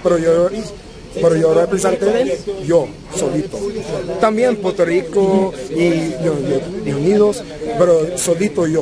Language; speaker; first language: Spanish; early bilingual, heritage; English